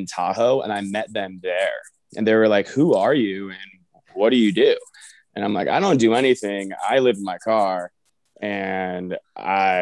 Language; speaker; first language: English; native; English